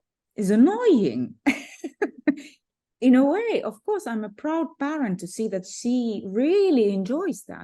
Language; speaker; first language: English; non-native, fluent; Finnish